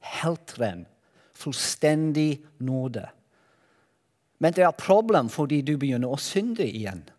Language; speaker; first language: Norwegian; non-native, learner; Welsh